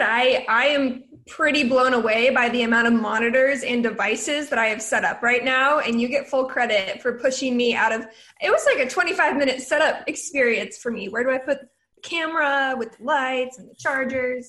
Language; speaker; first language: English; native; English